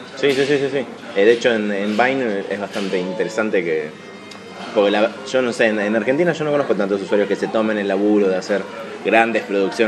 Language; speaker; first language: Spanish; native; Spanish